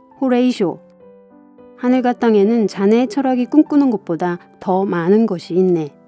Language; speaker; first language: Korean; native; Korean